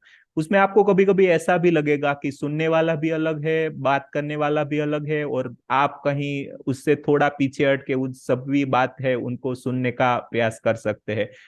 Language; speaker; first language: Hindi; native; Hindi